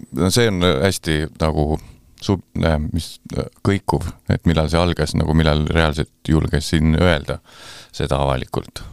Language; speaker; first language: Estonian; native; Estonian